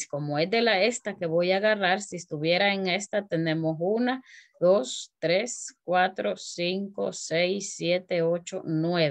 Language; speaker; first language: Spanish; native; Spanish